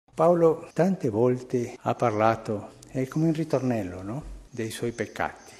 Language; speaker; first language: Italian; non-native, fluent; Spanish